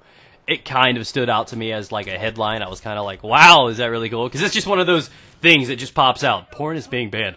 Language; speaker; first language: English; native; English